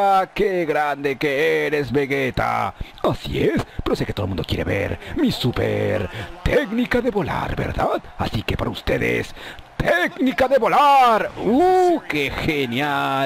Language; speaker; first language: Spanish; native; Spanish